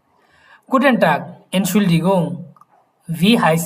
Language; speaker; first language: German; non-native, learner; Bangla